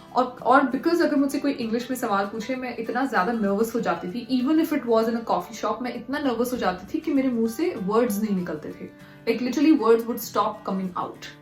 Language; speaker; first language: Hindi; native; Hindi